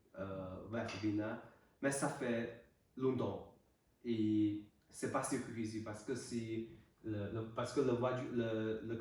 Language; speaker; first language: French; non-native, learner; Chinese